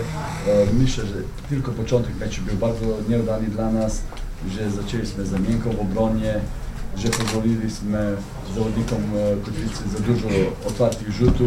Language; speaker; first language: Polish; non-native, fluent; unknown